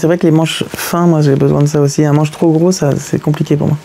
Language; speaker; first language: French; native; French